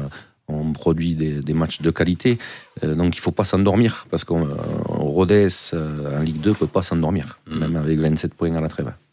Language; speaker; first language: French; native; French